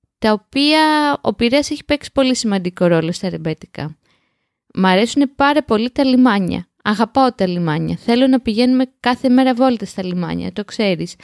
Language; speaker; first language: Greek; native; Greek